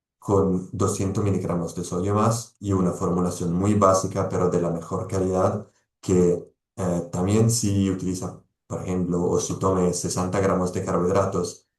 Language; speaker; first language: Spanish; non-native, fluent; Italian